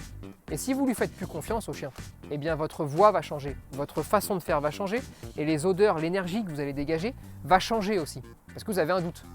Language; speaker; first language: French; native; French